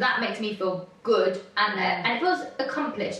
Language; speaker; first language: English; native; English